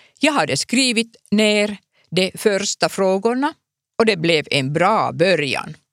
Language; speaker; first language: Swedish; non-native, local second language; Finnish